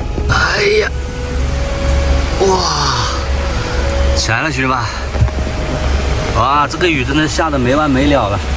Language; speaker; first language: Chinese; native; Chinese